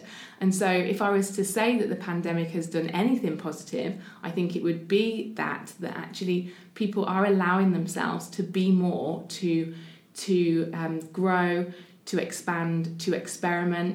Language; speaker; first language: English; native; English